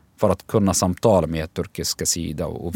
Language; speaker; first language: Swedish; non-native, fluent; Arabic